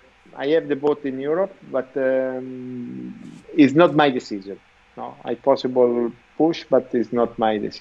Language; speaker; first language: English; non-native, learner; Italian